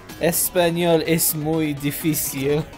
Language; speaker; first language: Spanish; non-native, learner; English